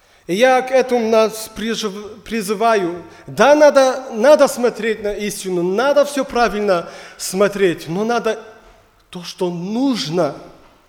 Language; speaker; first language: Russian; non-native, learner; German